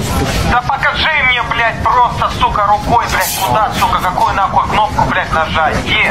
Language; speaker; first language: Russian; native; Russian